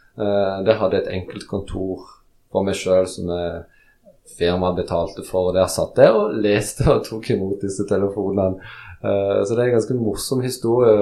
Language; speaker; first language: Norwegian; early bilingual, other home language; Polish